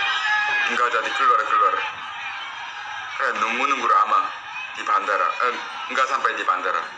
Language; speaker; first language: Indonesian; non-native, fluent; Korean